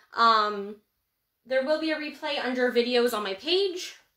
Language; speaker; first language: English; native; English